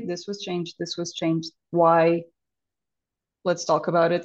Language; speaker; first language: English; non-native, fluent; Portuguese